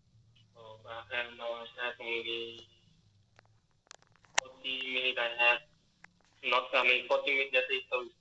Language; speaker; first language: English; non-native, fluent; Bangla